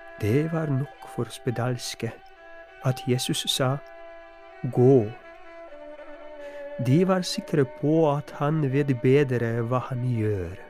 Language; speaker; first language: Norwegian; non-native, fluent; Polish